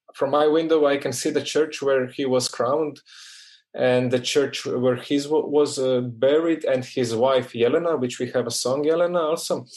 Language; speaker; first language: English; non-native, fluent; Croatian